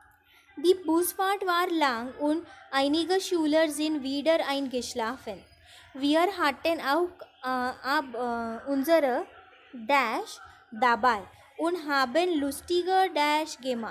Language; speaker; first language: German; non-native, fluent; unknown